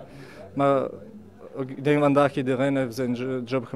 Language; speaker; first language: Dutch; non-native, learner; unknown